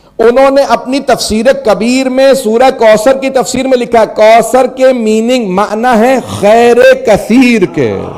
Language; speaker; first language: Urdu; native; Urdu